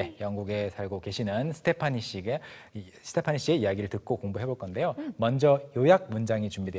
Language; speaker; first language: Korean; native; Korean